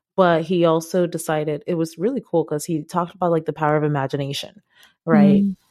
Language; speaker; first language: English; non-native, local second language; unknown